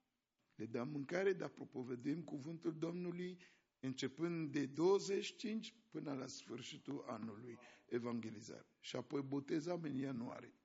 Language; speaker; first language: Romanian; non-native, fluent; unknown